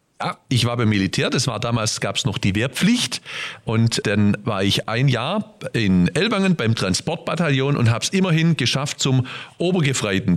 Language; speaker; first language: German; native; German